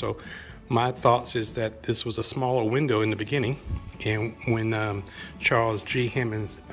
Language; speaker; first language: English; native; English